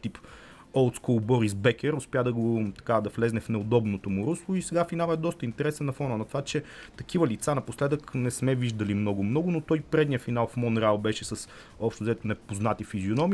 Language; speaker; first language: Bulgarian; native; Bulgarian